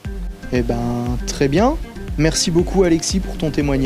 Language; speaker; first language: French; native; French